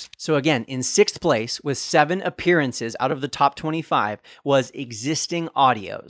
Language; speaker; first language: English; native; English